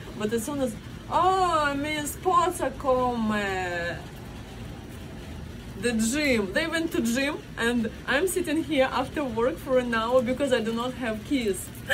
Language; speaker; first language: English; non-native, fluent; Russian